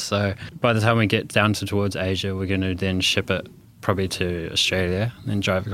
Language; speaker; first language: English; native; English